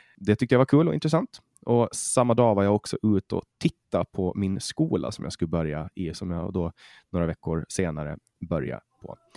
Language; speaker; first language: Swedish; native; Swedish